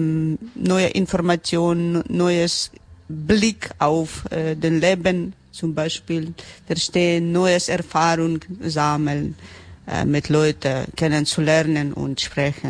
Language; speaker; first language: German; non-native, learner; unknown